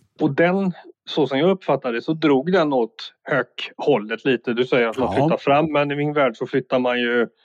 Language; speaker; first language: Swedish; native; Swedish